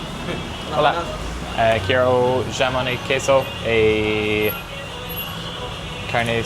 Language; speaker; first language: Spanish; non-native, learner; English